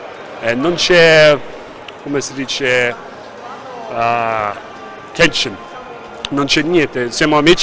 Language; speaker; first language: Italian; non-native, learner; English